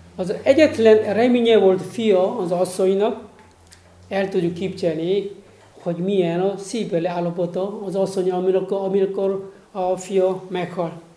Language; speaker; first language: Hungarian; non-native, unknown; Korean